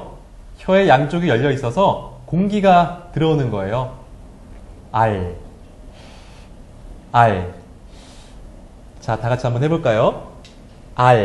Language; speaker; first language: Korean; native; Korean